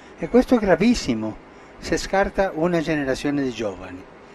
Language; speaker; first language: Italian; early bilingual, heritage; Spanish